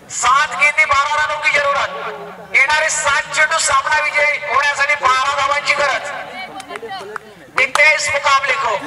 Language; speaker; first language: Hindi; non-native, local second language; Marathi